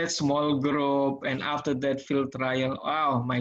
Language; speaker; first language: English; non-native, learner; Indonesian